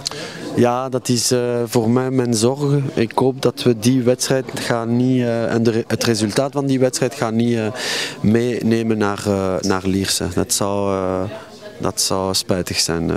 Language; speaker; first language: Dutch; non-native, local second language; French